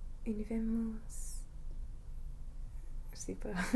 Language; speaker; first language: French; non-native, fluent; English